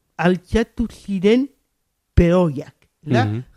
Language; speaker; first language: Basque; native; Basque